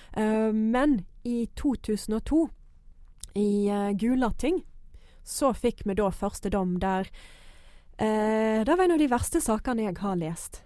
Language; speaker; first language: Norwegian; non-native, fluent; English